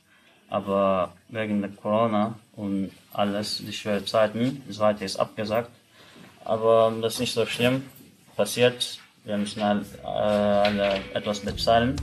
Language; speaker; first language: German; non-native, learner; Turkish